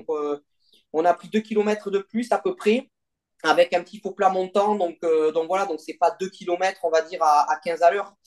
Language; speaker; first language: French; native; French